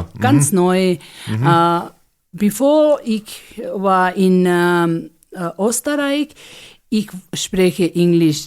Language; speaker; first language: German; non-native, learner; Ladakhi